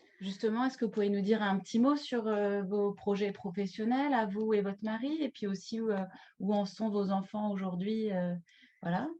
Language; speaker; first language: French; native; French